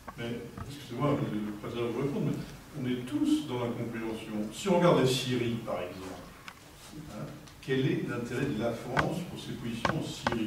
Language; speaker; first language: French; native; French